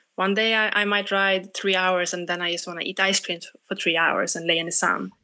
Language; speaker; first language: English; non-native, fluent; Swedish